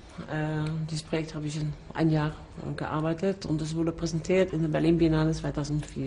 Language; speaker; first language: German; non-native, fluent; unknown